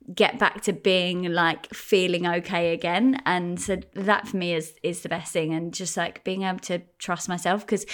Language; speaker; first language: English; native; English